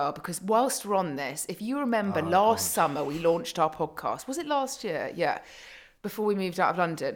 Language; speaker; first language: English; native; English